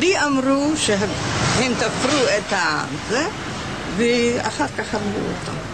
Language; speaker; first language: Hebrew; non-native, fluent; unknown